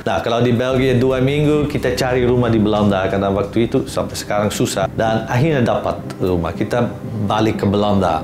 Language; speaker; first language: Indonesian; non-native, fluent; Dutch